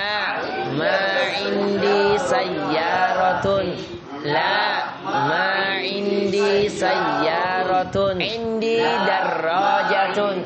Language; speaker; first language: Arabic; non-native, fluent; Indonesian